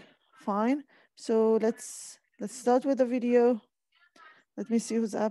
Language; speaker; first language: English; non-native, fluent; Arabic